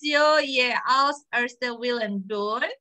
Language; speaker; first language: Dutch; non-native, learner; Indonesian